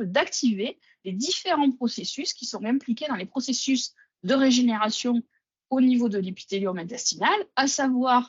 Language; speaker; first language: French; native; French